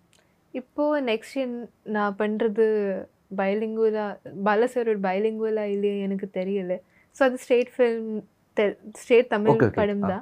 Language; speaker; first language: Tamil; non-native, learner; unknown